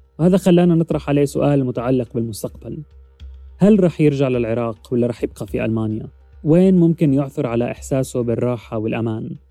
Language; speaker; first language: Arabic; native; Arabic